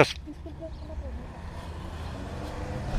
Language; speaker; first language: Spanish; non-native, learner; English